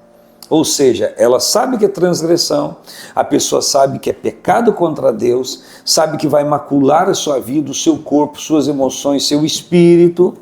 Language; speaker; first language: Portuguese; native; Portuguese